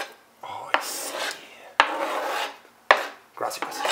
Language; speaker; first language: Spanish; non-native, learner; English